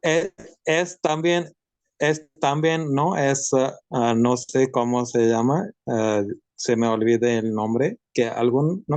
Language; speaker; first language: Spanish; non-native, learner; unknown